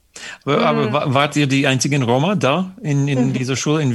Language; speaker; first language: German; non-native, fluent; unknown